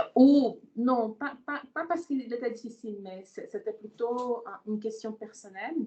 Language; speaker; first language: French; non-native, fluent; Portuguese